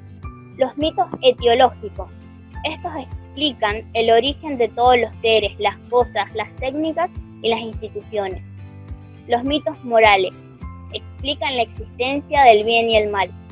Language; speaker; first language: Spanish; native; Spanish